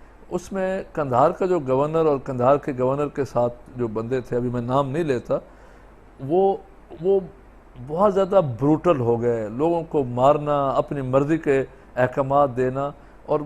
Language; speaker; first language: Urdu; non-native, local second language; Sindhi